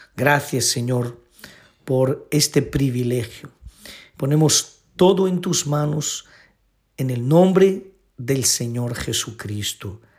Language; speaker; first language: Spanish; non-native, fluent; Portuguese